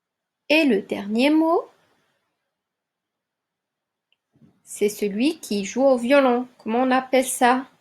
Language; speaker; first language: French; non-native, local second language; Arabic